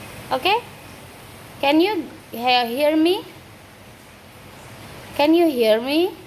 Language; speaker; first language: English; non-native, fluent; Indonesian